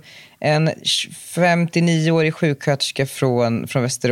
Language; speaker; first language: Swedish; native; Swedish